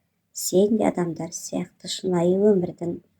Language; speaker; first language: Kazakh; native; Kazakh